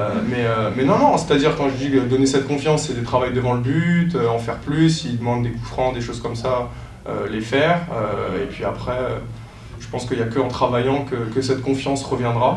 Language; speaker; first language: French; native; French